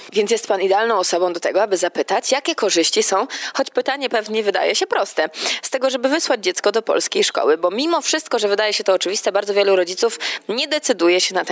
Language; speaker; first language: Polish; native; Polish